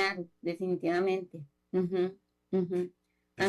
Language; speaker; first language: Spanish; native; Spanish